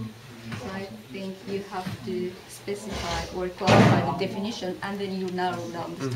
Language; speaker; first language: English; non-native, fluent; Japanese